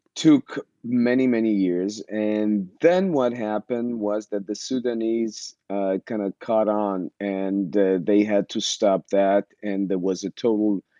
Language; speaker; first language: English; early bilingual, other home language; Russian